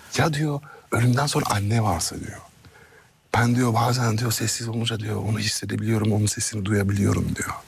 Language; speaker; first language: Turkish; early bilingual, heritage; Turkish